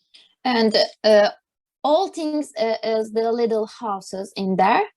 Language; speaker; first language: English; non-native, learner; Turkish